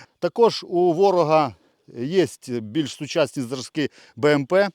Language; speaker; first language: Ukrainian; non-native, local second language; Russian